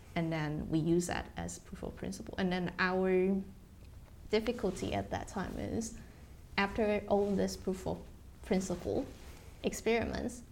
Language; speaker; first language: English; non-native, fluent; Chinese